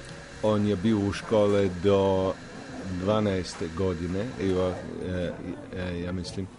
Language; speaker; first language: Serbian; non-native, fluent; English